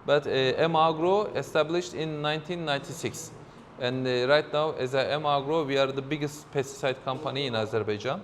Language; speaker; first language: English; non-native, fluent; Turkish